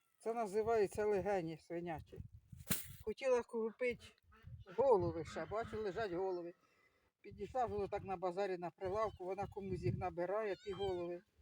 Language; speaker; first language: Ukrainian; native; Ukrainian